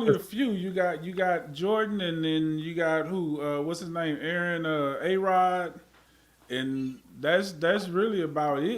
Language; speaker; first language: English; native; English